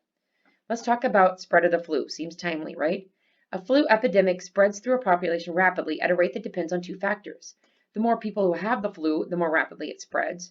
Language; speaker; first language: English; native; English